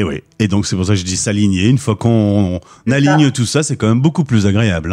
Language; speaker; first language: French; native; French